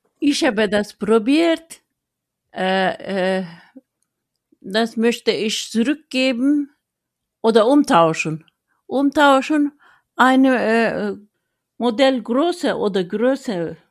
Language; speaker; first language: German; non-native, learner; Turkish